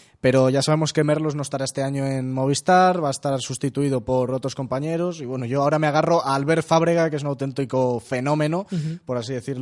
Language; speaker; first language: Spanish; native; Spanish